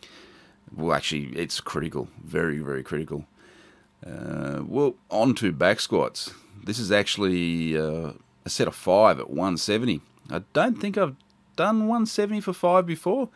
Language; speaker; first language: English; native; English